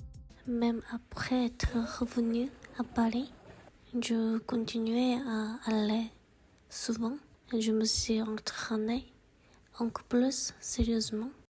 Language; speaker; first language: French; non-native, fluent; Korean